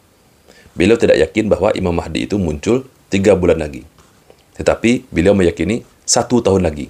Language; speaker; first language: Indonesian; native; Indonesian